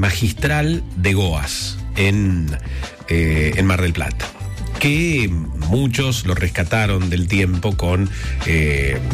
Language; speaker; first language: Spanish; native; Spanish